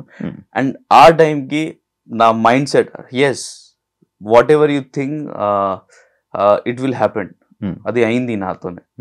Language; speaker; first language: Telugu; non-native, learner; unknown